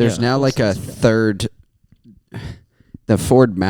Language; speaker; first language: English; native; English